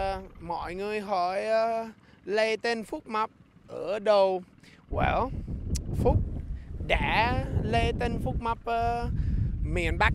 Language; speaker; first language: Vietnamese; non-native, learner; English